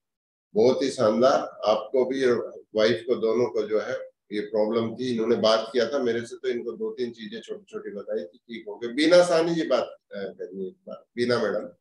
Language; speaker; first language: Hindi; native; Hindi